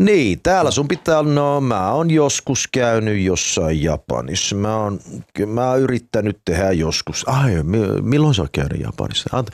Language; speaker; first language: Finnish; early bilingual, heritage; Finnish